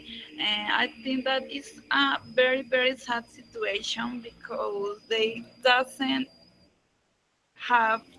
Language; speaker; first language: English; non-native, learner; Spanish